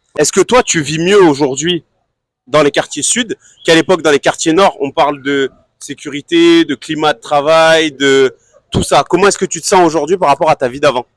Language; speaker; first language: French; native; French